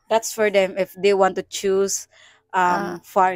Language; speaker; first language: English; non-native, local second language; Cebuano